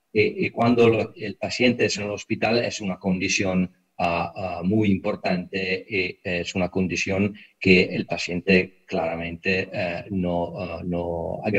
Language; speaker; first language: Spanish; non-native, fluent; Italian